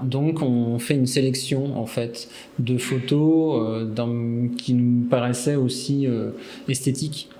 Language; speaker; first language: French; native; French